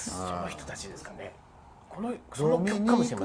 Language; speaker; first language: Japanese; native; Japanese